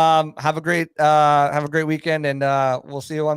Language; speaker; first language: English; native; English